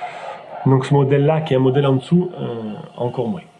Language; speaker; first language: French; native; French